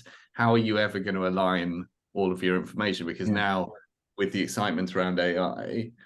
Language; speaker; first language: English; native; English